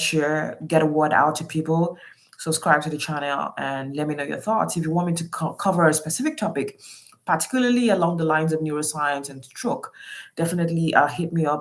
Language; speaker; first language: English; non-native, local second language; Yoruba